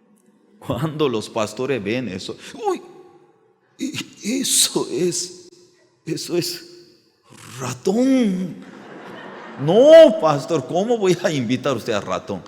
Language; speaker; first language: Spanish; non-native, learner; Korean